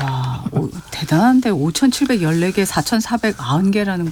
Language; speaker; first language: Korean; native; Korean